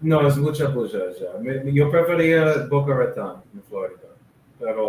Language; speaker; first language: Spanish; non-native, learner; English